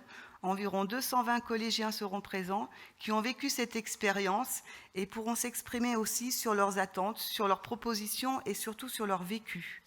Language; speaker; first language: French; native; French